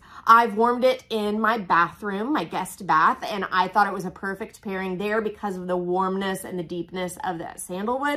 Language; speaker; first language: English; native; English